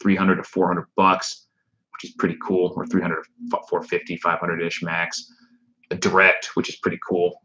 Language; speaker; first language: English; native; English